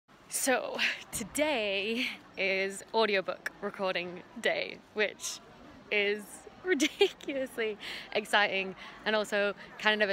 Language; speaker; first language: English; native; English